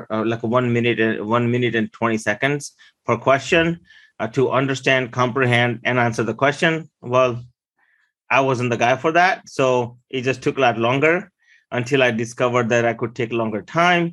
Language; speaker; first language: English; early bilingual, other home language; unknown